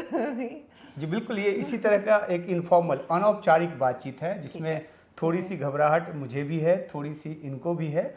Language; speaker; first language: Hindi; native; Hindi